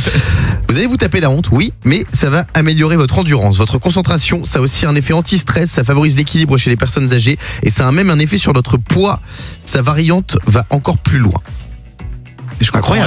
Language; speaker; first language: French; native; French